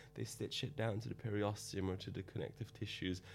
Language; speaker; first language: English; non-native, fluent; Dutch